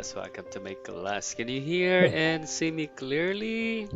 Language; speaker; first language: English; non-native, fluent; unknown